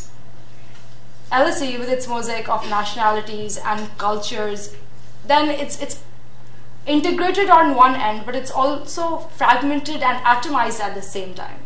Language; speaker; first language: English; non-native, local second language; Urdu